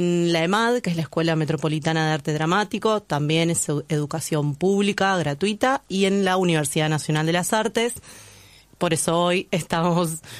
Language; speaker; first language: Spanish; native; Spanish